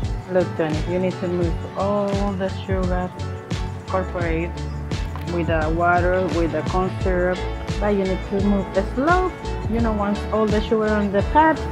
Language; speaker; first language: English; non-native, learner; Spanish